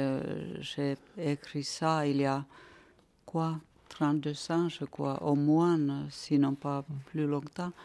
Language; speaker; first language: French; non-native, fluent; Finnish